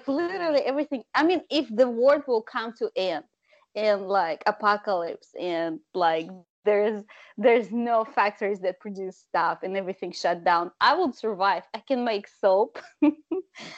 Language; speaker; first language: English; non-native, fluent; Russian